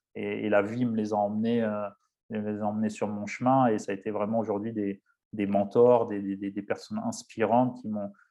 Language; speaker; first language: French; native; French